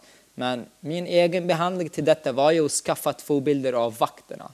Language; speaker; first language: Swedish; non-native, fluent; Arabic